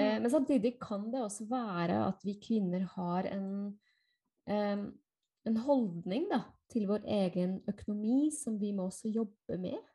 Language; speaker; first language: Norwegian; non-native, fluent; Spanish